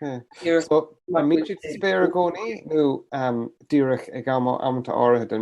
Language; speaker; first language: Irish; native; Irish